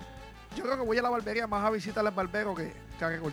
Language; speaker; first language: Spanish; native; Spanish